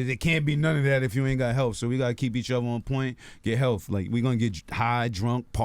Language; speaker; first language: English; native; English